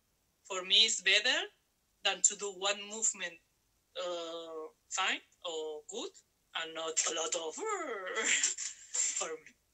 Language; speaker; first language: English; non-native, learner; Spanish